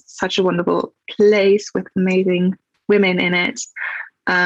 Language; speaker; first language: English; non-native, fluent; German